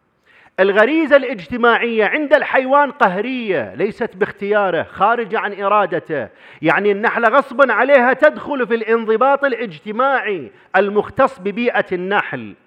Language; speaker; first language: Arabic; native; Arabic